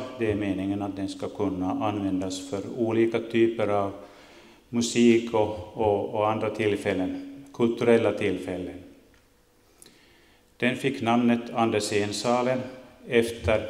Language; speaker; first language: Swedish; native; Swedish